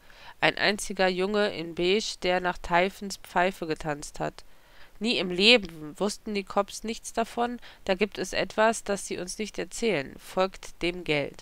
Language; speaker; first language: German; native; German